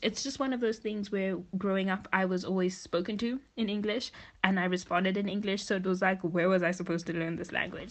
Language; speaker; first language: English; native; English